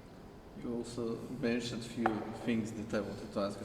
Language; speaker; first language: English; non-native, fluent; Slovenian